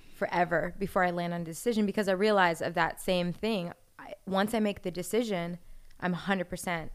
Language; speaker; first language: English; native; English